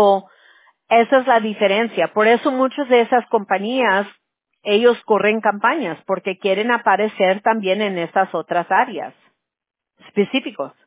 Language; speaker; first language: Spanish; early bilingual, heritage; Spanish